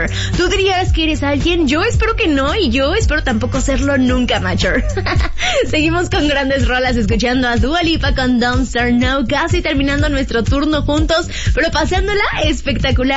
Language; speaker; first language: Spanish; native; Spanish